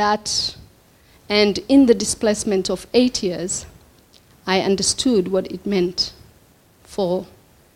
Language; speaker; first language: English; non-native, local second language; Somali